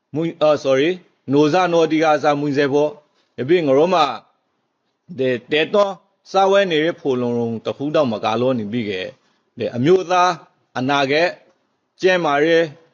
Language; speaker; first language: Burmese; native; Burmese